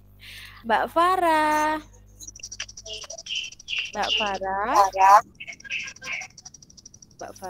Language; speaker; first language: Indonesian; native; Indonesian